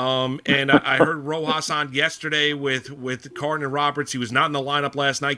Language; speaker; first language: English; native; English